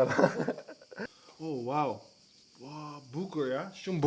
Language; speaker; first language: Albanian; non-native, learner; Japanese